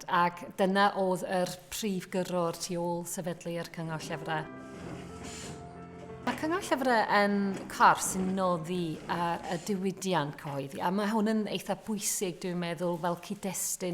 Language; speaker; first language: Welsh; non-native, fluent; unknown